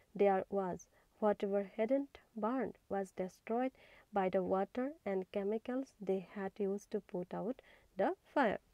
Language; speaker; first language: English; non-native, local second language; Assamese